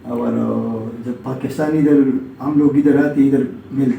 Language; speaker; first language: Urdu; non-native, local second language; Pashto